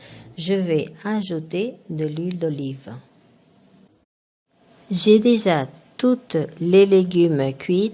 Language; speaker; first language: French; non-native, fluent; Spanish